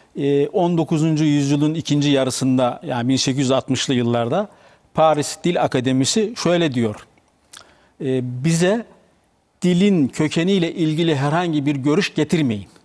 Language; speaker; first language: Turkish; native; Turkish